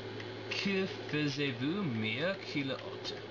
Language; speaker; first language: French; non-native, learner; English